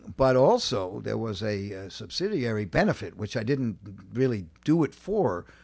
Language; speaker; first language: English; native; English